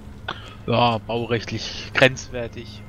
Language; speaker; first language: German; native; German